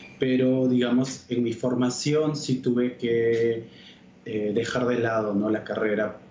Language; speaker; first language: Spanish; native; Spanish